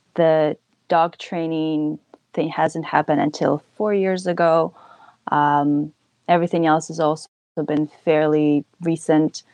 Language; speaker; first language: English; early bilingual, other home language; Ukrainian